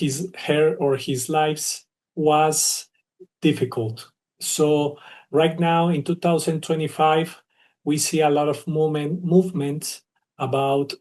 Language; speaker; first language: English; non-native, learner; Spanish